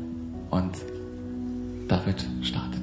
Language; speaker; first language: German; native; German